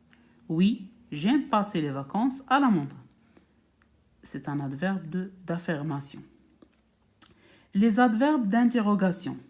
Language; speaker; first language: French; non-native, local second language; Arabic